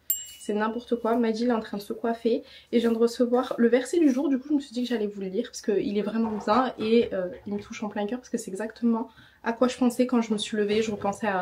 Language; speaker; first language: French; native; French